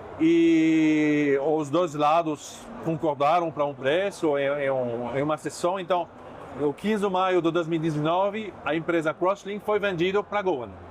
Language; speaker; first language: Portuguese; non-native, fluent; French